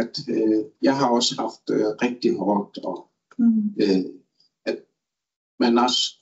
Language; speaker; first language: Danish; non-native, local second language; Kalaallisut